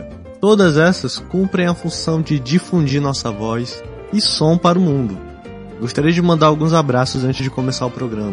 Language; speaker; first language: Portuguese; native; Portuguese